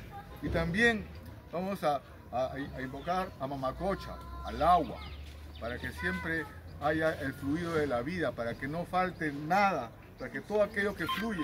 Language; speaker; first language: Spanish; native; Spanish